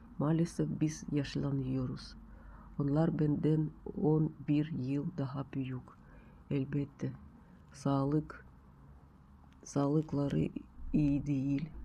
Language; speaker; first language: Turkish; non-native, learner; Russian